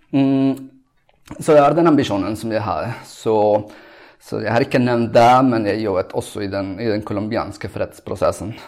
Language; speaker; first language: Norwegian; non-native, fluent; Spanish